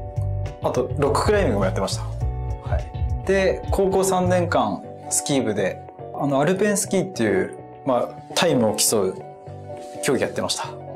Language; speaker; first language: Japanese; native; Japanese